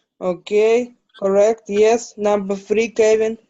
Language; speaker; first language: English; non-native, learner; Ukrainian